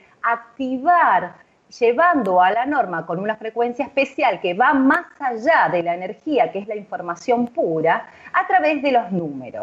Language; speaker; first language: Spanish; native; Spanish